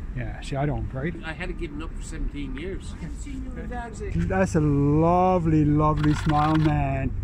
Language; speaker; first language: English; native; English